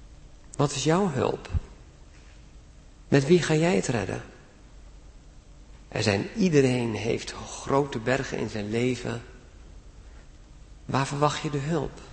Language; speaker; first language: Dutch; native; Dutch